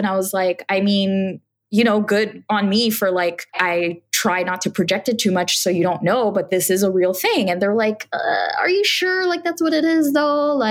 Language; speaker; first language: English; native; English